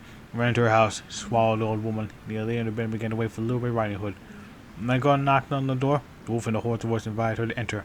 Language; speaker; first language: English; native; English